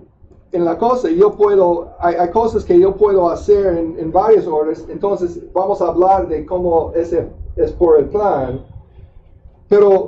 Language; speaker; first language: Spanish; non-native, fluent; English